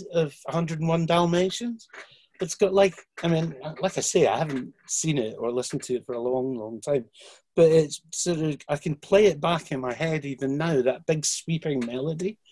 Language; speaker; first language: English; native; English